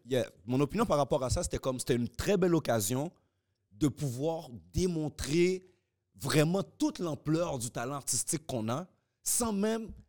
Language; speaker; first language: French; native; French